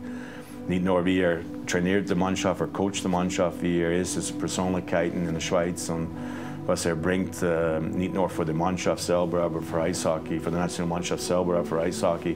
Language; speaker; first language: German; non-native, fluent; English